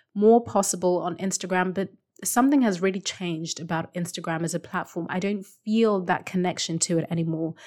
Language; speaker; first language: English; non-native, local second language; Shona